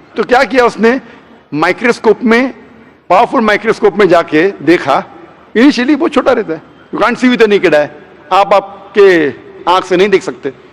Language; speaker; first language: Hindi; non-native, local second language; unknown